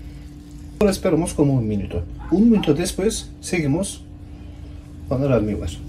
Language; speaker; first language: Spanish; non-native, learner; Turkish